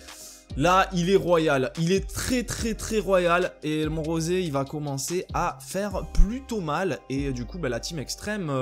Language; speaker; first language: French; native; French